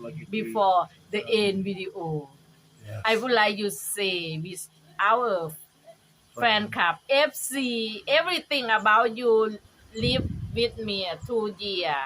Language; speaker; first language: English; non-native, learner; Thai